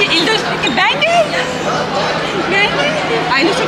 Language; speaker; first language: Turkish; native; Turkish